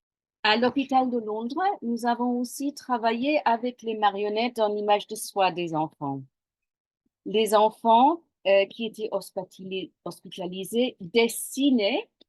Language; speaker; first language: French; non-native, fluent; English